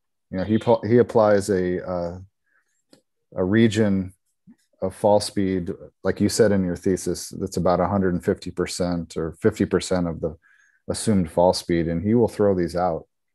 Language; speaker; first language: English; native; English